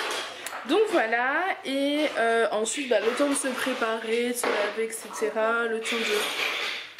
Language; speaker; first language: French; native; French